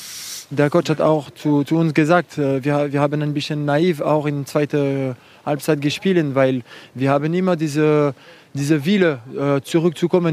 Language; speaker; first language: German; non-native, fluent; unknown